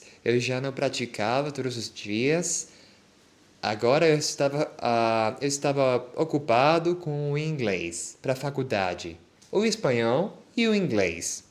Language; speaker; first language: Portuguese; non-native, fluent; Spanish